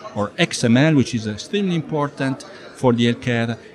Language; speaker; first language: English; non-native, fluent; Italian